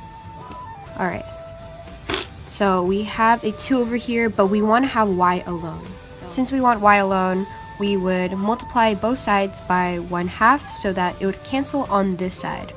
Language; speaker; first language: English; native; English